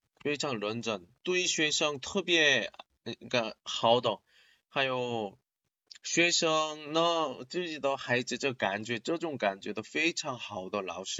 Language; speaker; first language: Chinese; non-native, learner; Korean